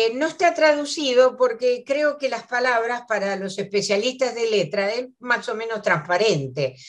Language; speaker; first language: Spanish; native; Spanish